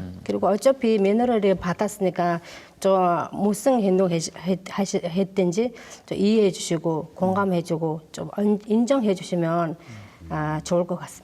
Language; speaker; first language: Korean; non-native, learner; Mongolian